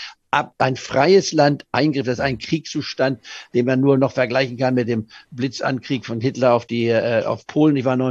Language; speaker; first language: German; native; German